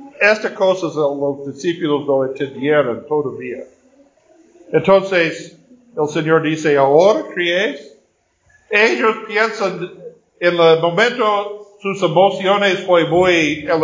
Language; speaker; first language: Spanish; non-native, fluent; Portuguese